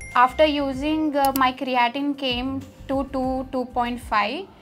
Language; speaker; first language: English; non-native, local second language; Telugu